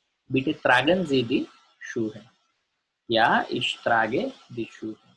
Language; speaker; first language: German; non-native, learner; Gujarati